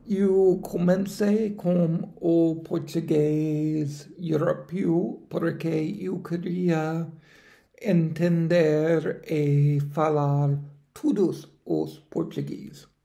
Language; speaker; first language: Portuguese; non-native, learner; English